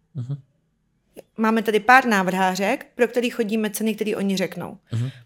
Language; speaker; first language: Czech; non-native, fluent; Ukrainian